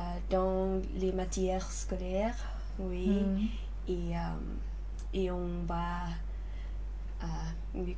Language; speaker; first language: French; non-native, learner; Lao